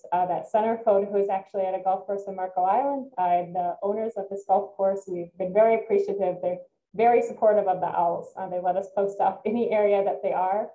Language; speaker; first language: English; native; English